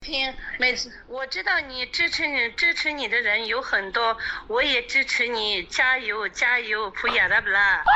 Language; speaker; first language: Chinese; non-native, local second language; Tibetan